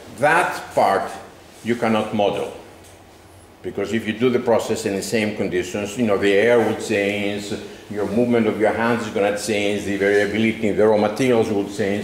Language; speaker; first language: English; non-native, fluent; Greek